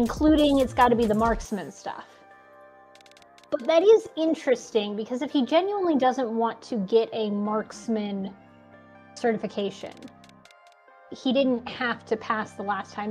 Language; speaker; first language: English; native; English